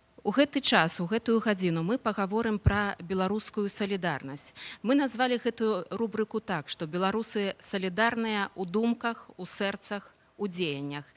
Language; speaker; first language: Belarusian; non-native, local second language; Russian